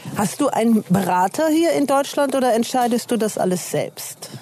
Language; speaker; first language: German; native; German